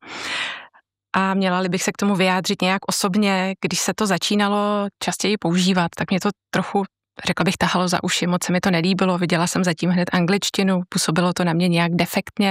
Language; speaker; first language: Czech; native; Czech